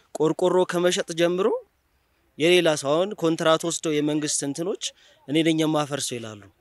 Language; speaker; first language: Amharic; native; Amharic